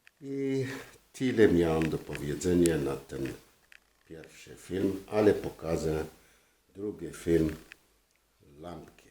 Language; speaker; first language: Polish; non-native, learner; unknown